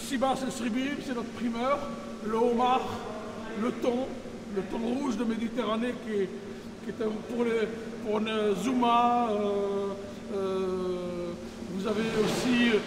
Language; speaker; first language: French; native; French